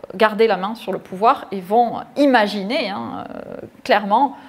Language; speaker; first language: French; native; French